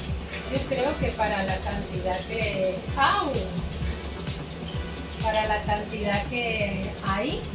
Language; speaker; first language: Spanish; native; Spanish